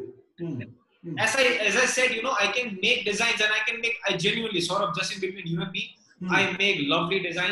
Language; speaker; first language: English; non-native, local second language; Gujarati